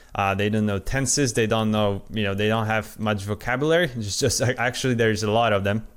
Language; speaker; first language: English; non-native, fluent; Polish